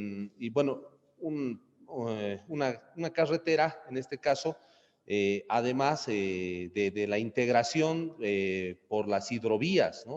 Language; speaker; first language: Spanish; native; Spanish